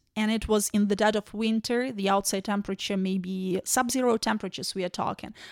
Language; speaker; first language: English; non-native, fluent; Ukrainian